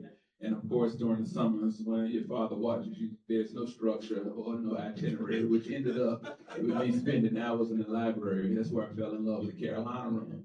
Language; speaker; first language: English; native; English